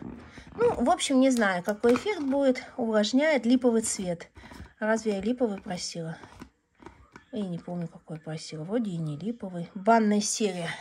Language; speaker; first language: Russian; native; Russian